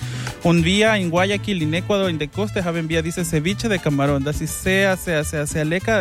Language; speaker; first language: German; non-native, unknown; Spanish